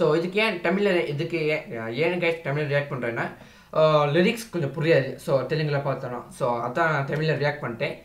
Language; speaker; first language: Tamil; early bilingual, heritage; Tamil